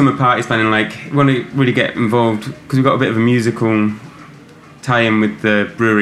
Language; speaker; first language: English; native; English